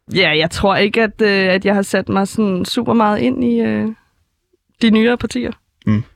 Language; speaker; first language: Danish; native; Danish